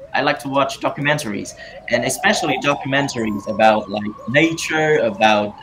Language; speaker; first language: English; non-native, fluent; Vietnamese